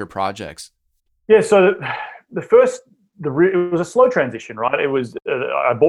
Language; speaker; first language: English; native; English